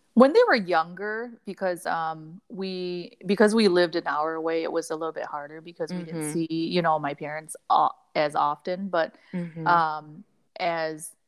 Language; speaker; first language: English; early bilingual, other home language; Cantonese